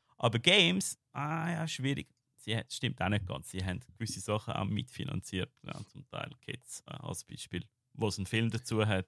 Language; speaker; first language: German; native; German